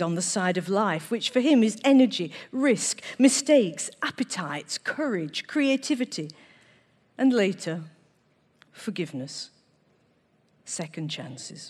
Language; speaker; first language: English; native; English